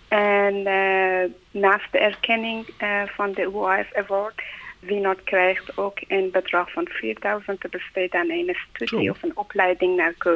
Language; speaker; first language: Dutch; non-native, learner; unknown